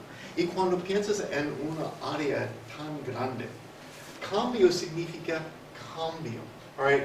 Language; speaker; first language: Spanish; non-native, fluent; English